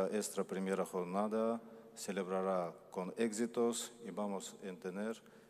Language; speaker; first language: Spanish; non-native, learner; Azerbaijani